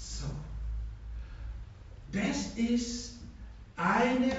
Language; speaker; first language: German; non-native, fluent; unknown